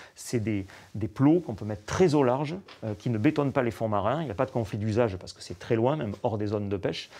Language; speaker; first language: French; native; French